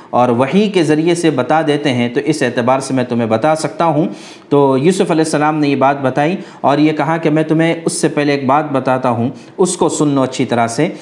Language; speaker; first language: Urdu; native; Urdu